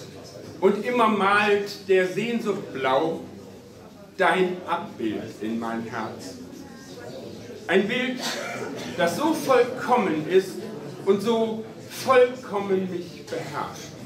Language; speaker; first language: German; native; German